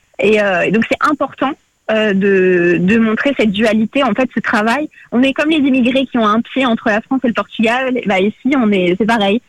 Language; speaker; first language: French; early bilingual, other home language; Portuguese